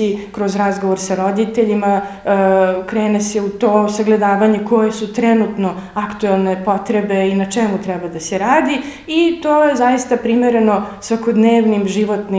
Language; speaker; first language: Serbian; native; Serbian